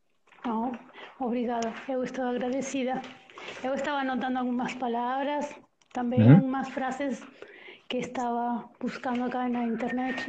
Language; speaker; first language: Portuguese; non-native, learner; Spanish